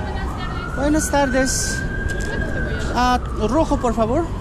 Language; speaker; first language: Spanish; non-native, learner; Nepali